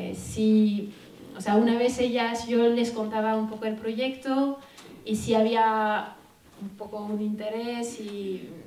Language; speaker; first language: Spanish; non-native, fluent; French